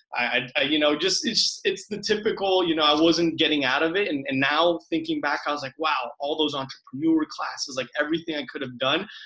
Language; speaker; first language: English; early bilingual, other home language; Spanish